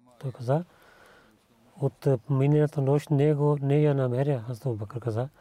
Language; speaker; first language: Bulgarian; non-native, learner; Urdu